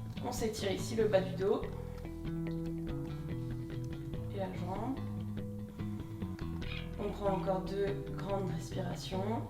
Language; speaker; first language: French; native; French